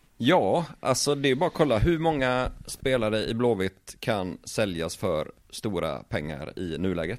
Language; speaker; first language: Swedish; native; Swedish